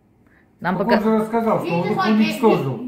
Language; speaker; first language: Russian; native; Russian